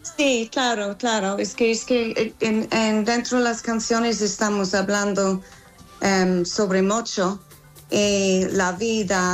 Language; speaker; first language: Spanish; non-native, fluent; English